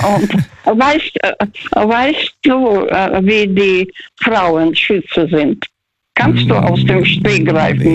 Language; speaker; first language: German; non-native, fluent; Russian